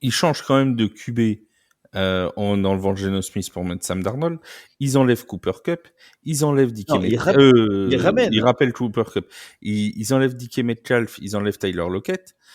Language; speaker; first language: French; native; French